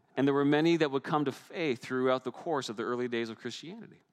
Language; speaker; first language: English; native; English